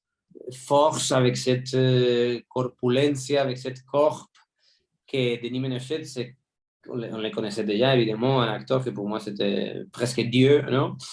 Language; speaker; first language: French; non-native, fluent; Spanish